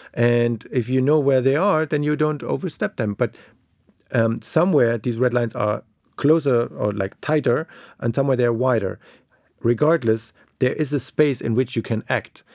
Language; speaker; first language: English; non-native, fluent; German